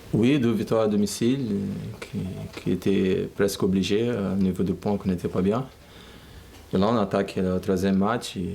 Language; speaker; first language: French; non-native, learner; Portuguese